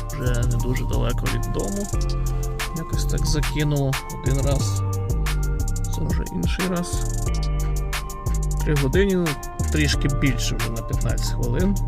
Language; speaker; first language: Ukrainian; native; Ukrainian